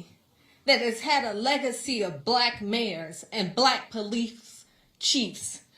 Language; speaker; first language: English; native; English